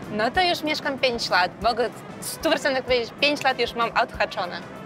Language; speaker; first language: Polish; non-native, fluent; Russian